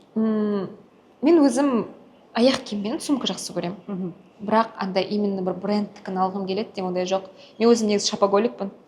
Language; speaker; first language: Kazakh; native; Kazakh